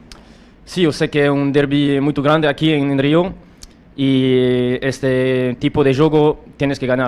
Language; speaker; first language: Portuguese; non-native, learner; Spanish